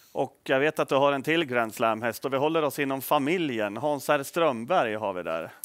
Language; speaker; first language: Swedish; native; Swedish